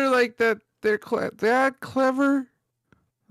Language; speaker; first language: English; native; English